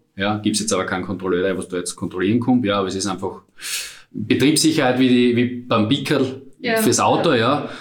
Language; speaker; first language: German; native; German